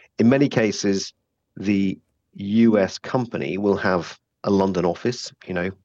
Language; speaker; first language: English; native; English